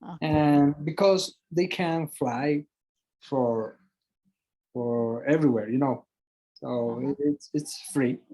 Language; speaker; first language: English; non-native, fluent; Spanish